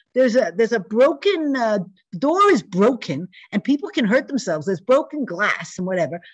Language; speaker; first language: English; native; English